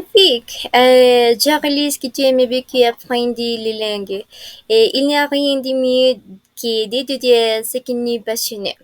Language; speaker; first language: French; non-native, fluent; Spanish